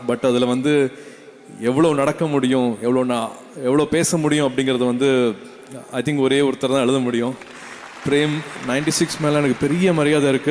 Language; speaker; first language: Tamil; native; Tamil